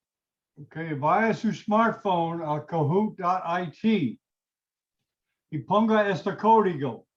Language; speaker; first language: Spanish; non-native, learner; English